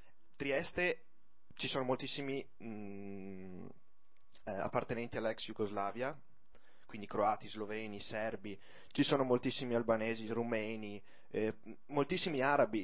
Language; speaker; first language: Italian; native; Italian